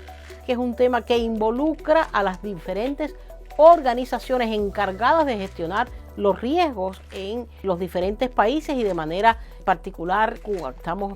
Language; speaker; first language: Spanish; native; Spanish